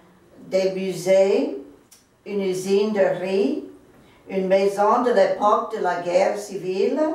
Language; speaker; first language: French; non-native, local second language; English